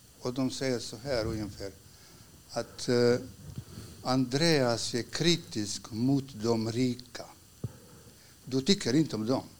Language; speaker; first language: Swedish; non-native, fluent; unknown